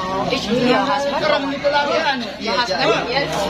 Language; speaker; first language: English; non-native, learner; Sasak